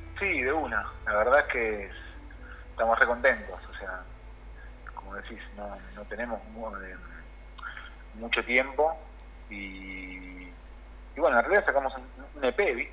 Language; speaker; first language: Spanish; native; Spanish